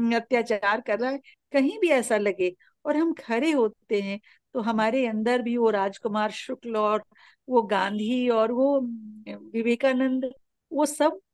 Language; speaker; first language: Hindi; native; Hindi